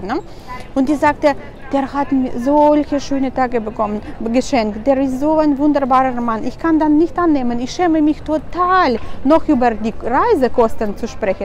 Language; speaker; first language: German; non-native, fluent; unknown